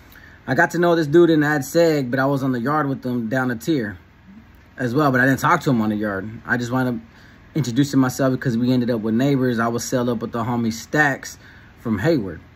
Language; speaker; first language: English; native; English